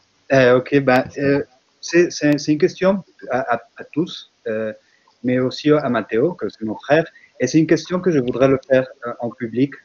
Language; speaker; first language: French; non-native, fluent; Spanish